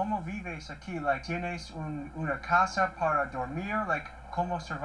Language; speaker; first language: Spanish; non-native, learner; English